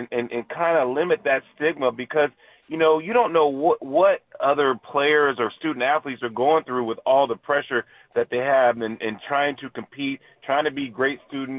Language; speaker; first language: English; native; English